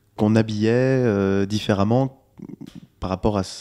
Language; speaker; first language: French; native; French